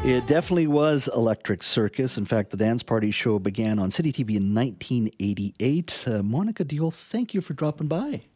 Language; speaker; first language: English; native; English